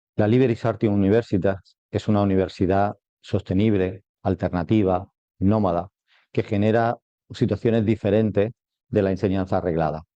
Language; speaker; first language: Spanish; native; Spanish